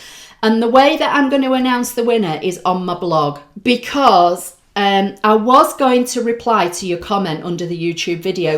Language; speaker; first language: English; native; English